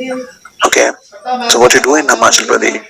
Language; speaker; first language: English; non-native, local second language; Hindi